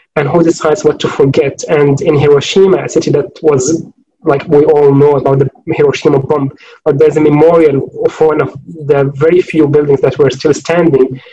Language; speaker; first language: English; non-native, fluent; Arabic